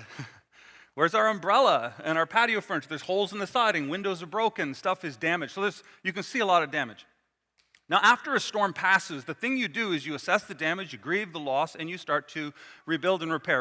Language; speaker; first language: English; native; English